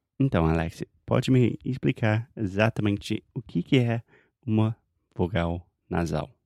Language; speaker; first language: Portuguese; non-native, fluent; English